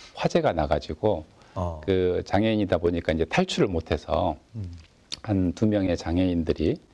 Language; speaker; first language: Korean; native; Korean